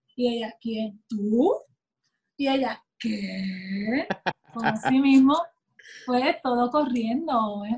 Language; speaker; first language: Spanish; native; Spanish